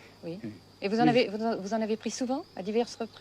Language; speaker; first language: French; native; French